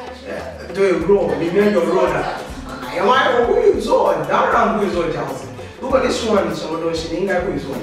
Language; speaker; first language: Chinese; non-native, fluent; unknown